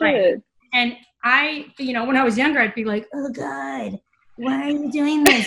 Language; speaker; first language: English; native; English